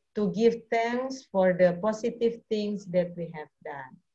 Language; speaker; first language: English; non-native, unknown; Indonesian